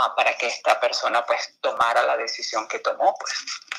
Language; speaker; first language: Spanish; native; Spanish